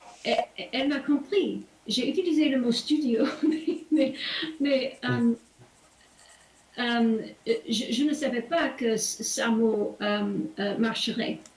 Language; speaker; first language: French; non-native, learner; English